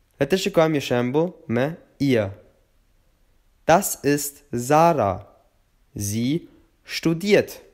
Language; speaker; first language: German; non-native, fluent; Albanian